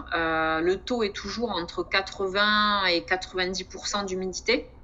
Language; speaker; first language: French; native; French